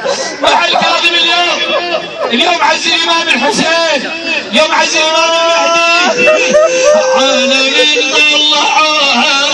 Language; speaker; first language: Arabic; native; Arabic